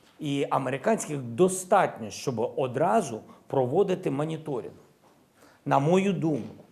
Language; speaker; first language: Ukrainian; non-native, local second language; Russian